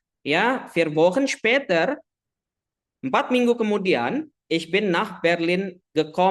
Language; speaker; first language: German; non-native, fluent; Indonesian